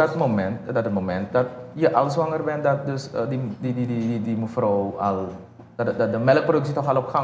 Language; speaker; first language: Dutch; native; Dutch